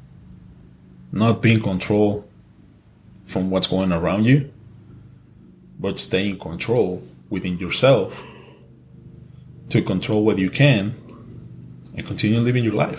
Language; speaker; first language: English; non-native, fluent; Spanish